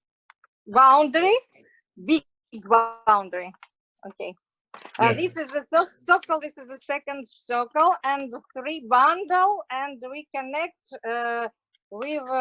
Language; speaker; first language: English; non-native, learner; Russian